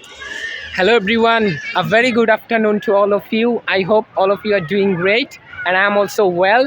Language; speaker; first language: English; non-native, fluent; Bangla